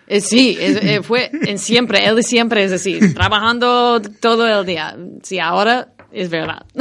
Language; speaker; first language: Spanish; non-native, learner; English